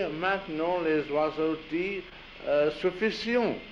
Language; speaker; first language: French; non-native, learner; English